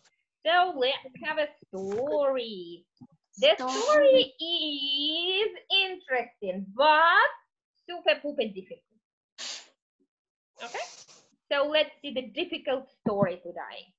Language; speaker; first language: English; non-native, fluent; Russian